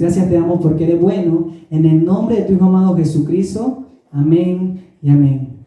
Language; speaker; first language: Spanish; native; Spanish